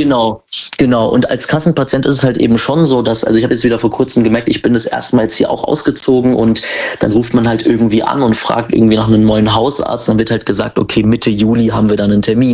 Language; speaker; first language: German; native; German